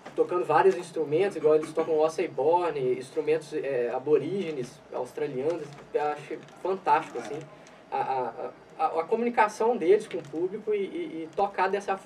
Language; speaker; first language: Portuguese; native; Portuguese